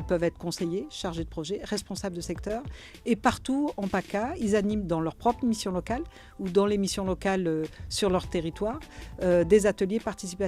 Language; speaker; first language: French; native; French